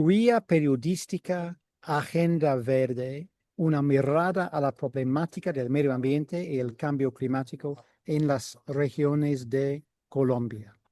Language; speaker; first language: Spanish; non-native, fluent; English